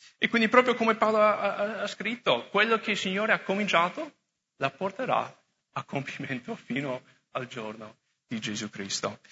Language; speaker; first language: Italian; non-native, fluent; English